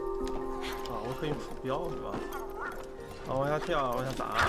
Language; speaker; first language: Chinese; native; Chinese